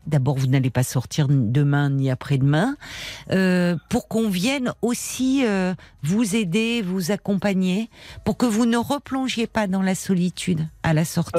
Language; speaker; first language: French; native; French